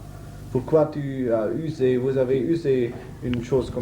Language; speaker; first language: French; non-native, fluent; German